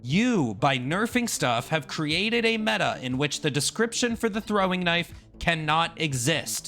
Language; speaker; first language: English; native; English